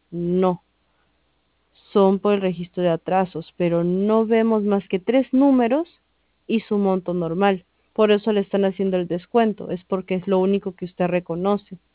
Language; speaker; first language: Spanish; native; Spanish